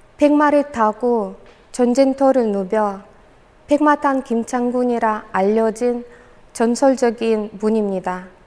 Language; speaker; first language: Korean; non-native, fluent; Russian